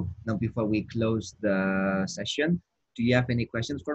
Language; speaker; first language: English; non-native, fluent; Indonesian